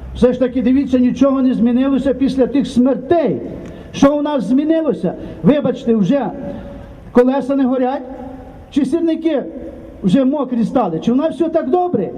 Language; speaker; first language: Ukrainian; native; Ukrainian